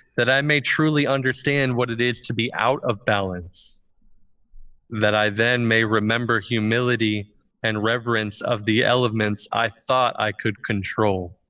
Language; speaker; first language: English; native; English